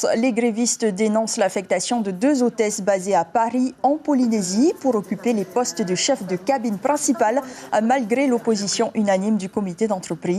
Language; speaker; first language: French; native; French